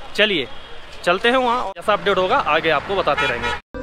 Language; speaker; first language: Hindi; native; Hindi